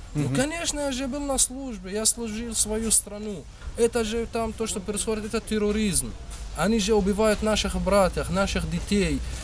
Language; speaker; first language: Russian; non-native, fluent; Arabic